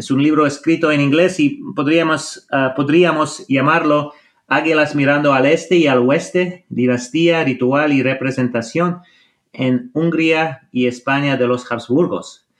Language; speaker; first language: Spanish; non-native, fluent; English